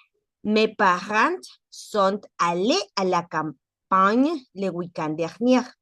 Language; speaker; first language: French; non-native, learner; Spanish